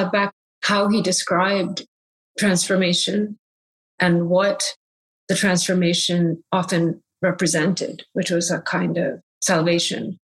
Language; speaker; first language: English; early bilingual, other home language; Bangla